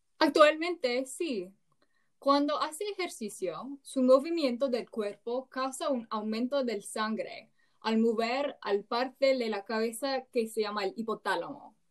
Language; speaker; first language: Spanish; non-native, learner; English